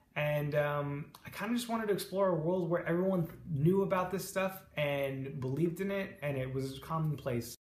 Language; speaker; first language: English; native; English